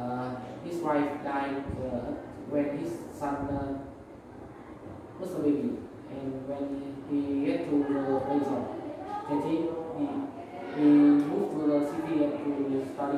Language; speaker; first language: English; non-native, learner; Vietnamese